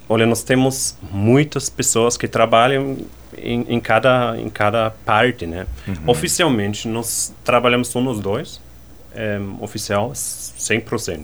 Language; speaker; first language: Portuguese; non-native, fluent; German